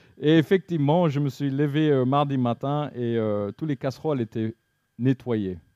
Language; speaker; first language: French; non-native, fluent; English